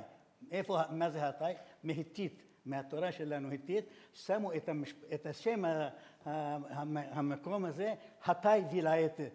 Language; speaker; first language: Hebrew; non-native, fluent; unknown